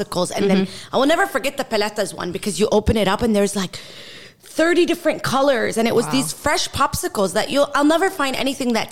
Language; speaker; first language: English; native; English